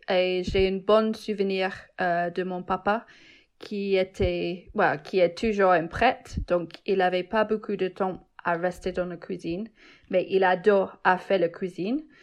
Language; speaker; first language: French; non-native, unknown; English